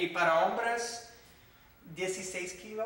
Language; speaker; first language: Spanish; non-native, fluent; English